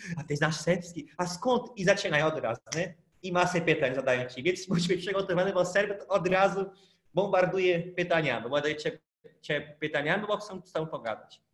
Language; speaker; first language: Polish; non-native, fluent; Portuguese